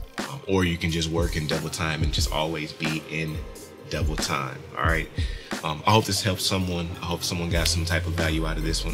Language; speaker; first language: English; native; English